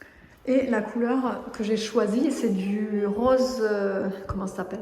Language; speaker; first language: French; native; French